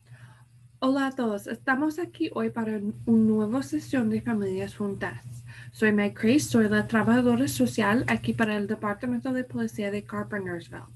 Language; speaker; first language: Spanish; non-native, fluent; English